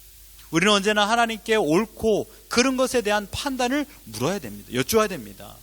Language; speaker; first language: Korean; native; Korean